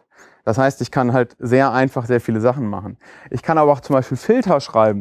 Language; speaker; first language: German; native; German